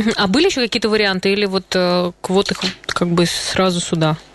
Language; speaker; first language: Russian; native; Russian